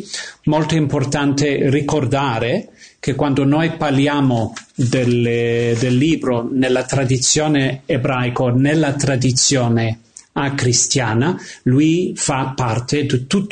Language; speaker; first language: Italian; non-native, fluent; English